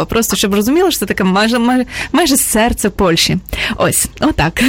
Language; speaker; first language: Ukrainian; native; Ukrainian